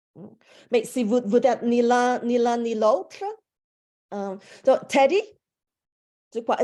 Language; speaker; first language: French; non-native, fluent; English